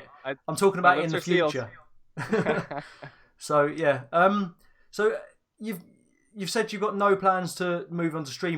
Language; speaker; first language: English; native; English